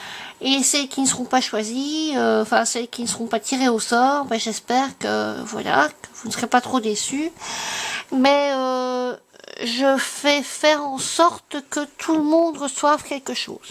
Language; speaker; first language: French; native; French